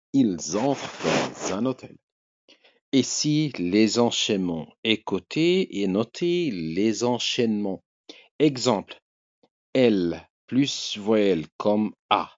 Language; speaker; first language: French; non-native, fluent; Arabic